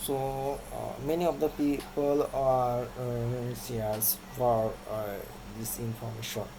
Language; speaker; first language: English; non-native, local second language; Bangla